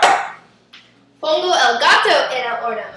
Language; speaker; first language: Spanish; non-native, learner; English